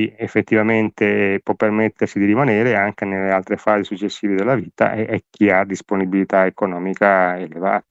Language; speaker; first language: Italian; native; Italian